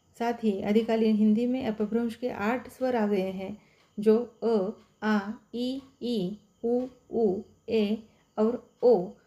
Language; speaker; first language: Hindi; non-native, local second language; Marathi